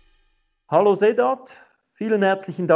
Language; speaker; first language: German; native; German